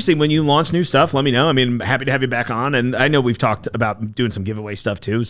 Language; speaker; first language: English; native; English